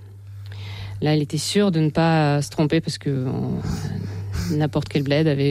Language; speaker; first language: French; non-native, fluent; Russian